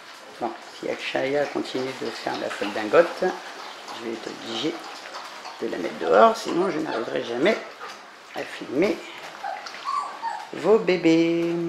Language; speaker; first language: French; native; French